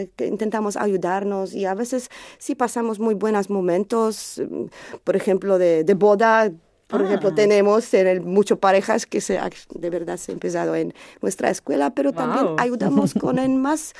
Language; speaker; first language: Spanish; non-native, learner; Polish